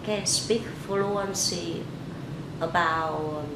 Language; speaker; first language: English; non-native, learner; Vietnamese